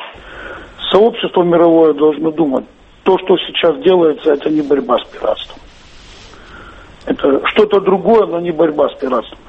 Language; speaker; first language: Russian; native; Russian